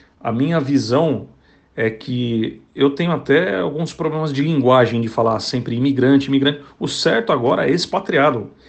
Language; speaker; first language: Portuguese; native; Portuguese